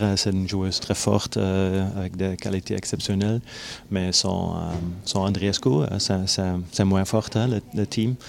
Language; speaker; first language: French; non-native, learner; Dutch